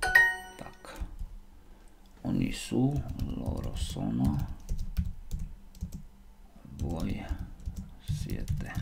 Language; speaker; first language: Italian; non-native, learner; Slovak